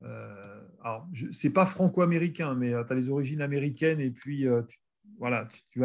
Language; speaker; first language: French; native; French